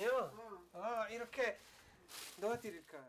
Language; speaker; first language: Korean; non-native, learner; Italian